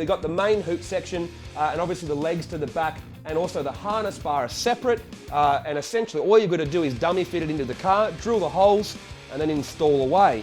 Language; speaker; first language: English; native; English